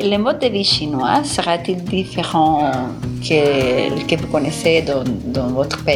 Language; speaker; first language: French; non-native, fluent; Spanish